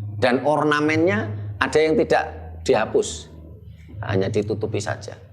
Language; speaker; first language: Indonesian; native; Indonesian